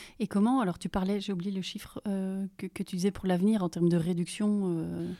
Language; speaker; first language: French; native; French